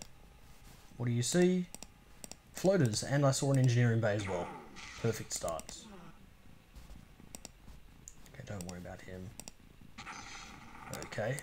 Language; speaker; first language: English; native; English